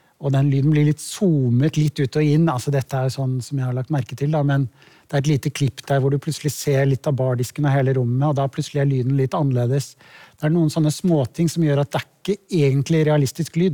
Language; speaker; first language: Norwegian; native; Norwegian